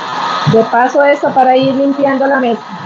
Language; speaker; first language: Spanish; native; Spanish